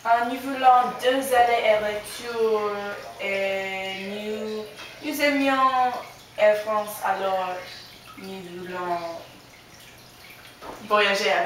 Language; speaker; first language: French; non-native, learner; English